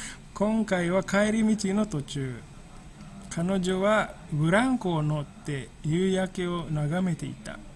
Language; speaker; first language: Japanese; non-native, fluent; Indonesian